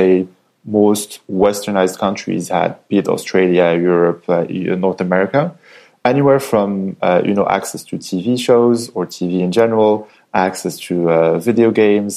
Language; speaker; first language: English; non-native, fluent; French